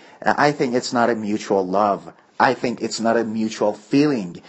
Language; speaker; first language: English; non-native, fluent; Persian